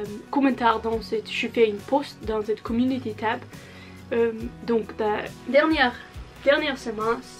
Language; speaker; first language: French; non-native, learner; Norwegian